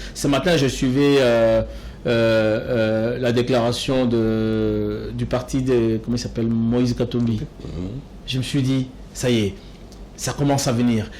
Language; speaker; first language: French; non-native, local second language; Lingala